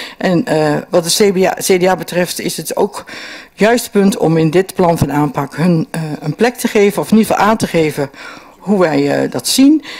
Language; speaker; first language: Dutch; native; Dutch